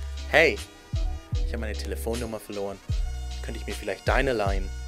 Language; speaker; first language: German; native; German